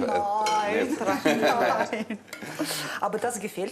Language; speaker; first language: German; non-native, learner; Russian